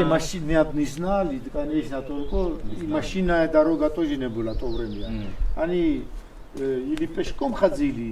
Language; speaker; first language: Russian; non-native, local second language; Svan